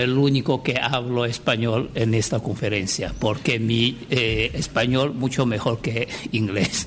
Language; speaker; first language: Spanish; non-native, fluent; Chinese